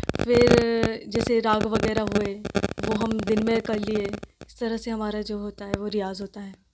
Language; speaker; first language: Hindi; native; Hindi